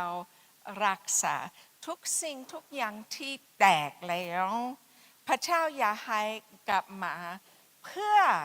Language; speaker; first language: Thai; non-native, fluent; English